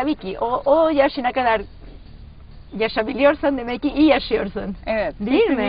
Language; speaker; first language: Turkish; non-native, learner; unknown